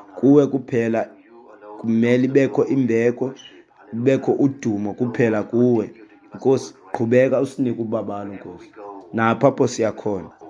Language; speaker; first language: Xhosa; non-native, local second language; Zulu